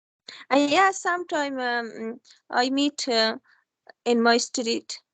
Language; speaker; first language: English; non-native, learner; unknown